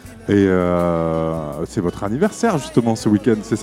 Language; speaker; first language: French; native; French